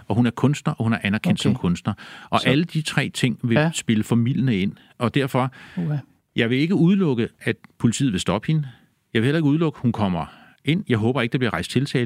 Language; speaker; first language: Danish; native; Danish